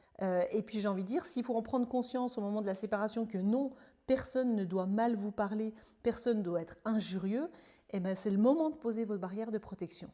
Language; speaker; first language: French; native; French